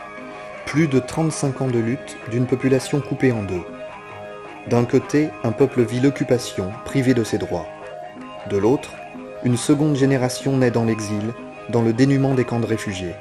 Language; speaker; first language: French; native; French